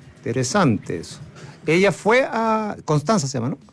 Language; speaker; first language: Spanish; native; Spanish